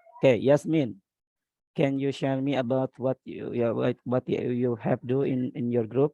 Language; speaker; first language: English; non-native, learner; Indonesian